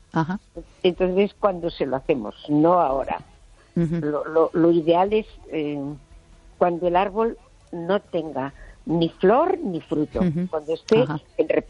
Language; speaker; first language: Spanish; native; Spanish